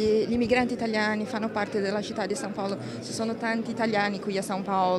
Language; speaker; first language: Italian; non-native, fluent; Portuguese